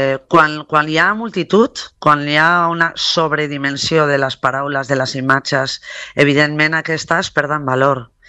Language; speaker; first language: Catalan; non-native, local second language; Spanish